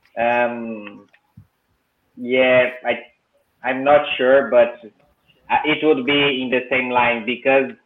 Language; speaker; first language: English; non-native, learner; Portuguese